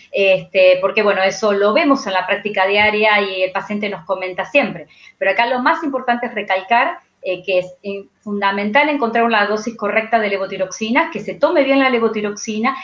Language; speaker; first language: Spanish; native; Spanish